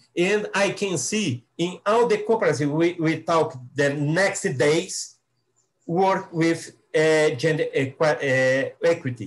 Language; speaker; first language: English; non-native, learner; Portuguese